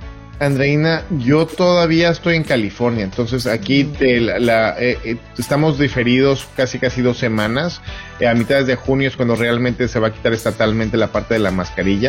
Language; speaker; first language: Spanish; native; Spanish